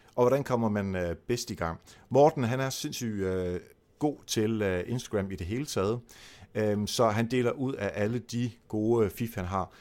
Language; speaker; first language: Danish; non-native, fluent; Dutch